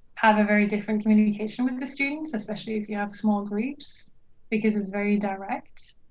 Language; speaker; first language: English; non-native, fluent; Norwegian